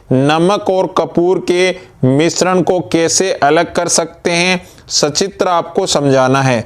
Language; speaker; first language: Hindi; native; Hindi